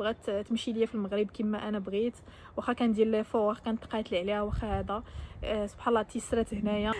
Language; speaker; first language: Arabic; native; Arabic